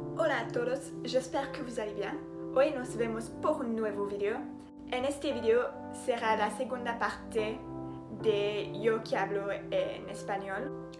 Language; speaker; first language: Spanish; non-native, learner; French